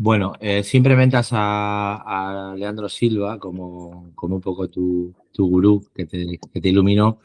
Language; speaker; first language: Spanish; native; Spanish